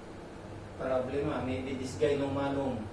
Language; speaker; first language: English; non-native, learner; Filipino